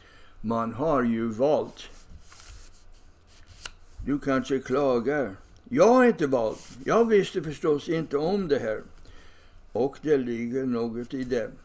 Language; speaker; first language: Swedish; non-native, fluent; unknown